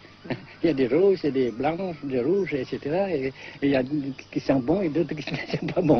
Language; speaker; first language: French; non-native, fluent; Vietnamese